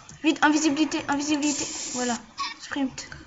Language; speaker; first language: French; native; French